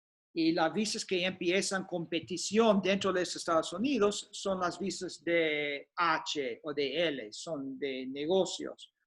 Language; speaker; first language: Spanish; non-native, fluent; English